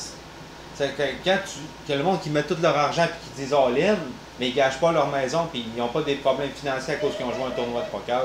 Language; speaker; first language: French; native; French